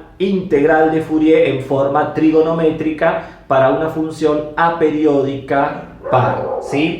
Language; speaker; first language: Spanish; native; Spanish